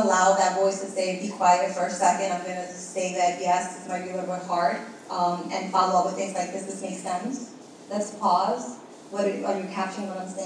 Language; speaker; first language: English; early bilingual, other home language; Spanish